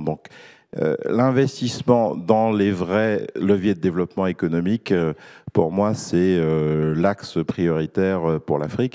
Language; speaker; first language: French; native; French